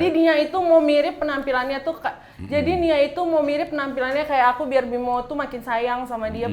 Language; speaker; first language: Indonesian; native; Indonesian